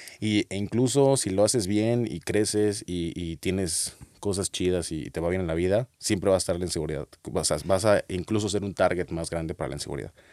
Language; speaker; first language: Spanish; native; Spanish